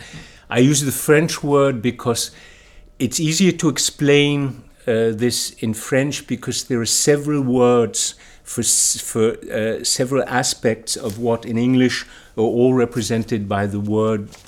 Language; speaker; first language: English; native; English